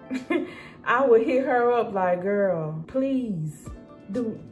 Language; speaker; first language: English; native; English